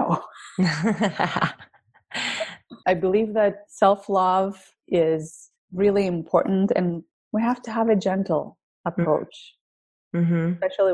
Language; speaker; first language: English; non-native, fluent; Greek